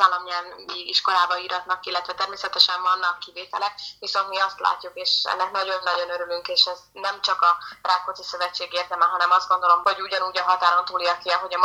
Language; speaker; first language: Hungarian; native; Hungarian